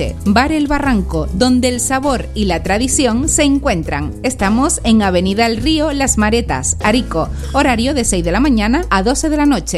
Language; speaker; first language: Spanish; native; Spanish